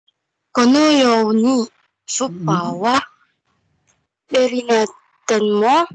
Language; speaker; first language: Japanese; non-native, learner; Indonesian